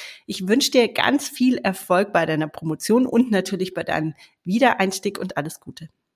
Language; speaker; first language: German; native; German